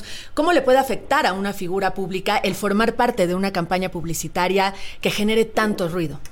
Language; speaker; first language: Spanish; native; Spanish